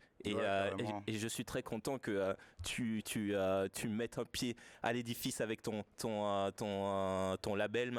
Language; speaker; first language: French; native; French